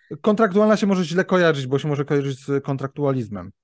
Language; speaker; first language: Polish; native; Polish